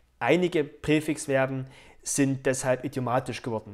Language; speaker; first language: German; native; German